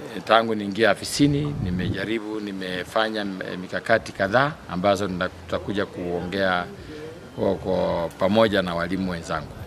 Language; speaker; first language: Swahili; non-native, local second language; Luyia